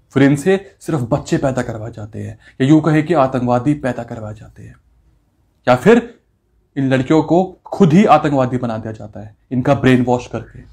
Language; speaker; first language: Hindi; native; Hindi